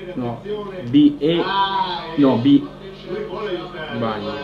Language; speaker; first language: Italian; native; Italian